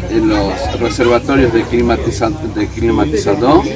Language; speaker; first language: Portuguese; non-native, learner; Spanish